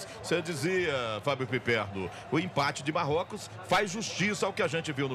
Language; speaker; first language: Portuguese; native; Portuguese